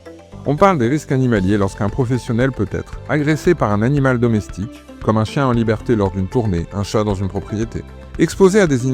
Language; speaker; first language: French; native; French